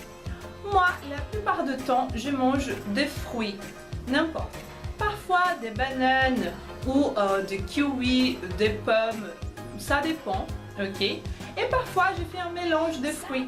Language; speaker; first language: French; non-native, fluent; Portuguese